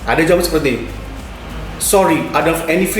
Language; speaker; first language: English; non-native, fluent; Indonesian